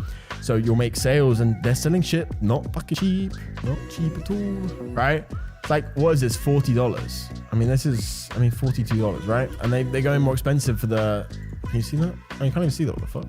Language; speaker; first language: English; native; English